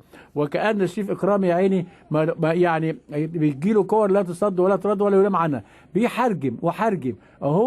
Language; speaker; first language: Arabic; native; Arabic